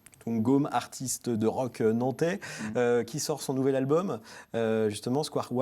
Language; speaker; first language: French; native; French